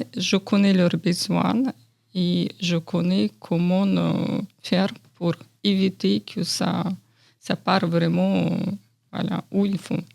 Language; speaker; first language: French; non-native, fluent; Ukrainian